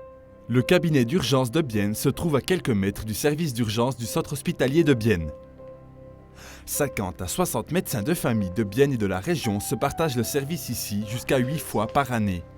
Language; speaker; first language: French; native; French